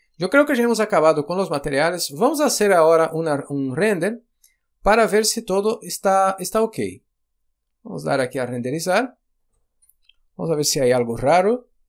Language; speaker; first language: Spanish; non-native, fluent; Portuguese